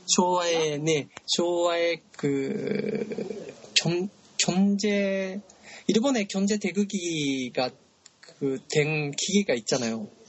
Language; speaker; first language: Korean; non-native, learner; Japanese